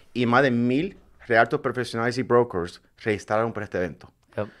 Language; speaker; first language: Spanish; native; Spanish